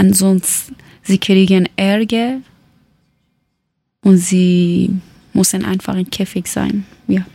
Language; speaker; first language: German; non-native, learner; Persian